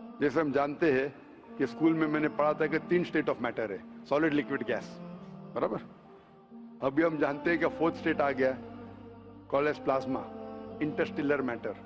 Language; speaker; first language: Hindi; non-native, local second language; Konkani